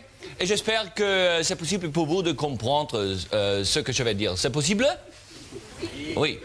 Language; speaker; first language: French; non-native, learner; German